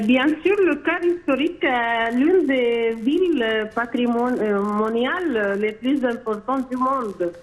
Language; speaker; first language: French; non-native, fluent; Arabic